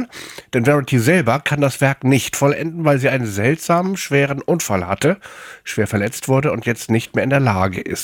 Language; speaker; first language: German; native; German